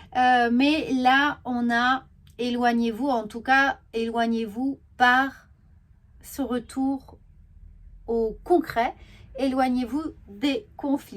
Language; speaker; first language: French; native; French